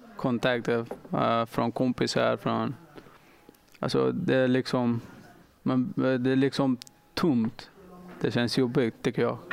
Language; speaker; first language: Swedish; non-native, learner; Persian